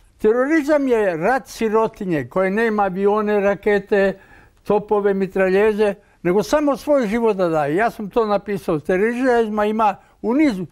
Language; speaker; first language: Croatian; native; Croatian